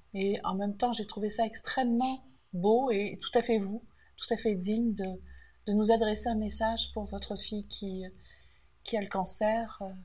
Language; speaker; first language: French; native; French